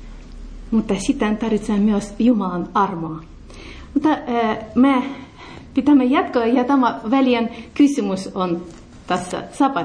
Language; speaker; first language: Finnish; non-native, learner; Russian